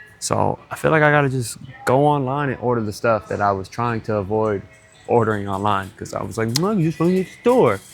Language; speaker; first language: English; native; English